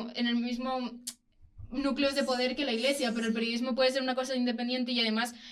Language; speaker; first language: Spanish; native; Spanish